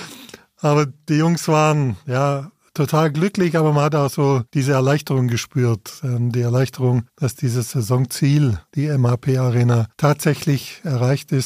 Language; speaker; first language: German; native; German